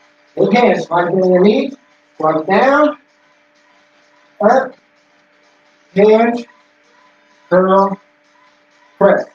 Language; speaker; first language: English; native; English